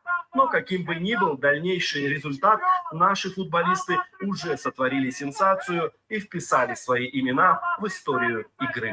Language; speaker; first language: Russian; native; Russian